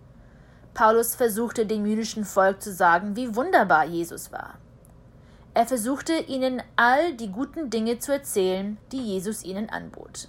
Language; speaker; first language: German; early bilingual, heritage; German